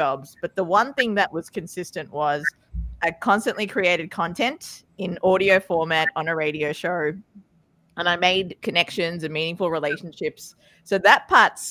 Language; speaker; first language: English; native; English